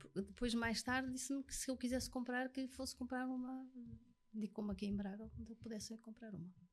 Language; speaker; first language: Portuguese; native; Portuguese